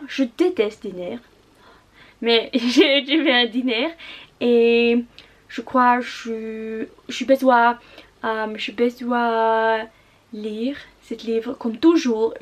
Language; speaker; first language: French; non-native, learner; Russian